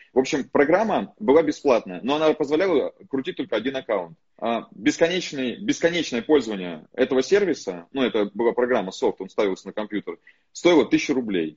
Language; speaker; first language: Russian; native; Russian